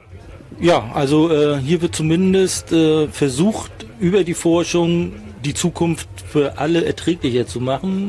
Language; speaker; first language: German; native; German